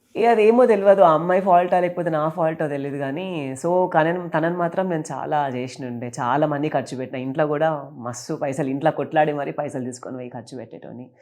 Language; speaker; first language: Telugu; native; Telugu